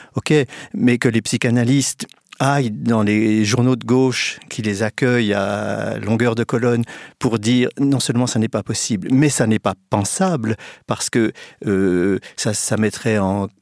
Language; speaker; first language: French; native; French